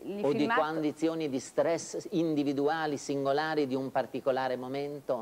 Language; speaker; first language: Italian; native; Italian